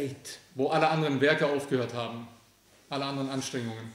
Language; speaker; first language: German; early bilingual, other home language; Aramaic